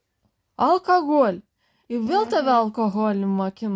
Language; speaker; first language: Lithuanian; native; Lithuanian